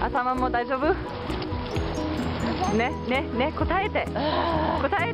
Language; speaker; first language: Japanese; non-native, learner; English